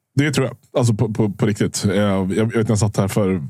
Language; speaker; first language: Swedish; non-native, fluent; Icelandic